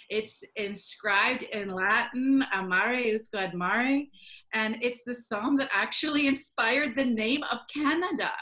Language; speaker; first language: English; native; English